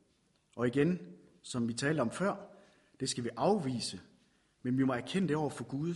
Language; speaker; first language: Danish; native; Danish